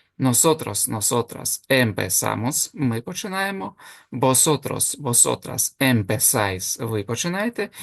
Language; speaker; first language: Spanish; non-native, fluent; Ukrainian